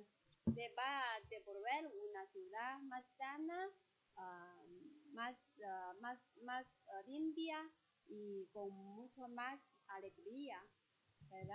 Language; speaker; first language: Spanish; non-native, fluent; Chinese